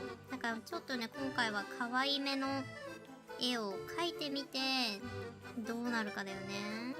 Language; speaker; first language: Japanese; native; Japanese